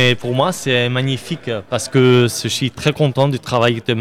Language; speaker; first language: French; non-native, learner; Spanish